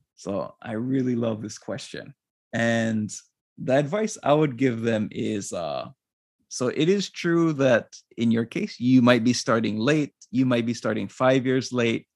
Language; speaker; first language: English; native; English